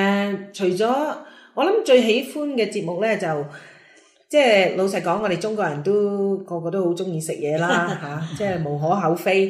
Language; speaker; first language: Cantonese; native; Cantonese